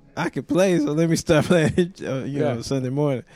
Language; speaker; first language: English; native; English